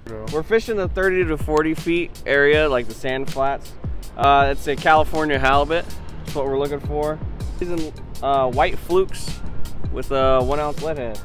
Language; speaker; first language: English; native; English